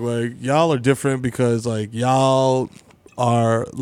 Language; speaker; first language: English; early bilingual, other home language; Spanish